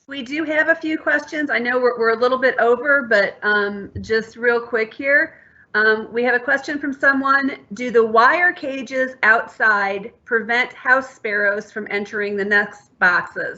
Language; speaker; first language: English; native; English